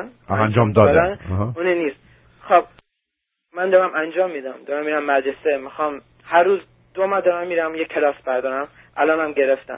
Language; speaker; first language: Persian; early bilingual, heritage; Persian